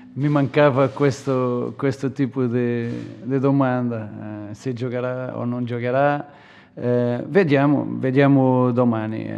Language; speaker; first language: Italian; non-native, fluent; Portuguese